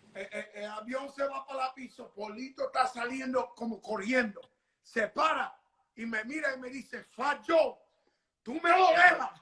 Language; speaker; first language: Spanish; early bilingual, heritage; English